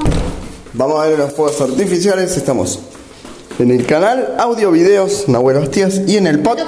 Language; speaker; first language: Spanish; native; Spanish